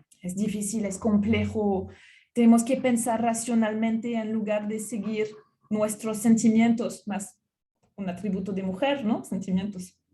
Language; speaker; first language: Spanish; non-native, fluent; French